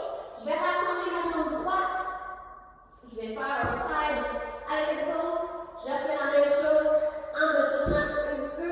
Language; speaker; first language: French; native; French